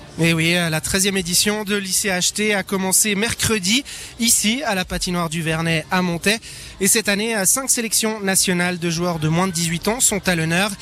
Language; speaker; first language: French; native; French